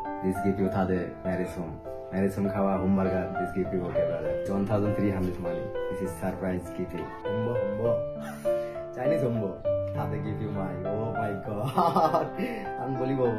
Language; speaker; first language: English; non-native, learner; Bangla